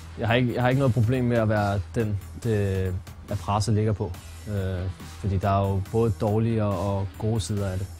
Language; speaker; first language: Danish; native; Danish